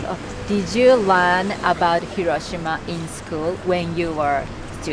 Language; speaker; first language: English; non-native, learner; Japanese